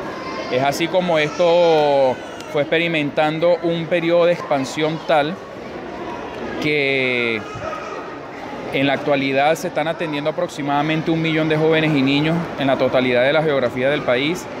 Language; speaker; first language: Spanish; native; Spanish